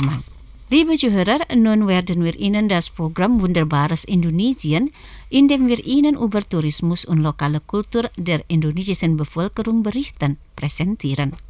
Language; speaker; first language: German; non-native, fluent; Indonesian